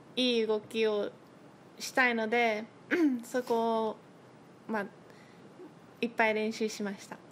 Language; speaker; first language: Japanese; early bilingual, heritage; Japanese